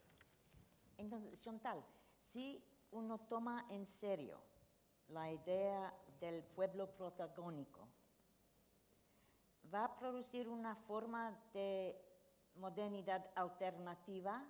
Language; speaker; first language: Spanish; non-native, fluent; English